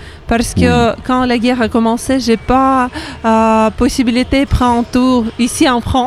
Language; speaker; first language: French; non-native, learner; Ukrainian